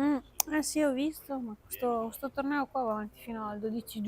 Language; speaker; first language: Italian; native; Italian